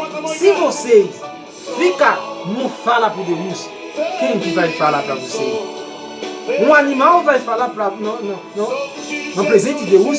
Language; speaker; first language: Portuguese; non-native, learner; Haitian Creole